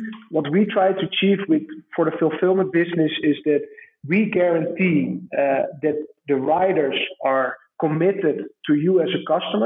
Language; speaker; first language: English; non-native, fluent; Dutch